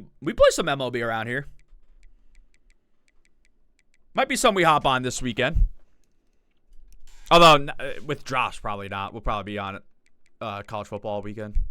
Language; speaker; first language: English; native; English